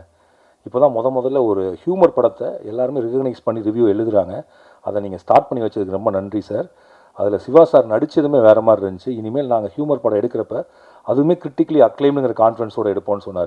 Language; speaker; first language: Tamil; native; Tamil